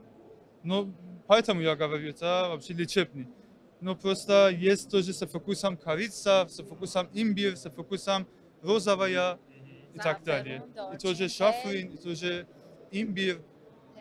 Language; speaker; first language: Russian; non-native, learner; Persian